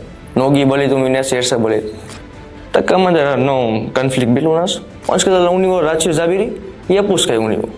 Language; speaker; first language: Russian; non-native, learner; Gujarati